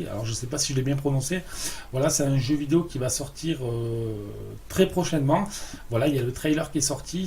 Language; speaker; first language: French; native; French